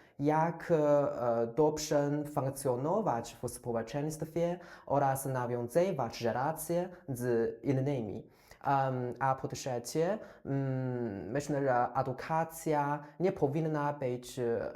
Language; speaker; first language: Polish; non-native, fluent; Chinese